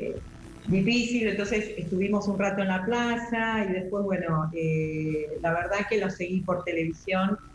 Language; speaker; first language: Spanish; native; Spanish